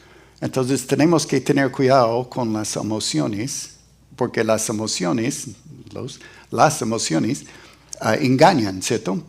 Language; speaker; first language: Spanish; non-native, fluent; English